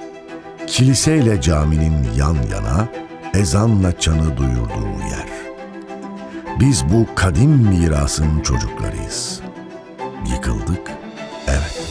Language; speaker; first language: Turkish; native; Turkish